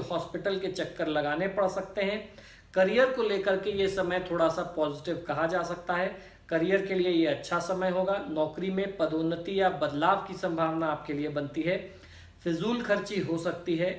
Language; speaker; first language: Hindi; native; Hindi